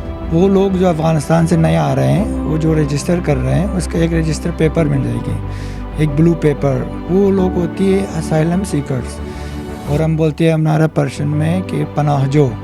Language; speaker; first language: Hindi; non-native, fluent; Persian